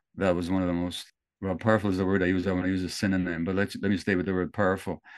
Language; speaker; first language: English; early bilingual, other home language; Hungarian